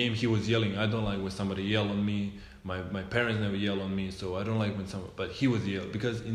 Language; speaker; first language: English; non-native, learner; Serbian